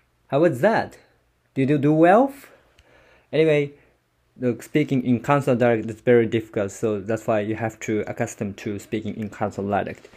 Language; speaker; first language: English; non-native, learner; Japanese